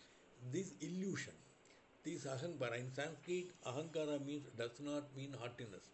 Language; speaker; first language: English; non-native, local second language; Tamil